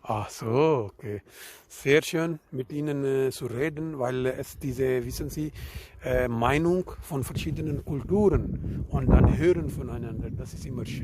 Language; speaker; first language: German; non-native, learner; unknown